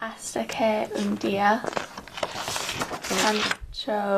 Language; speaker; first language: Spanish; non-native, learner; English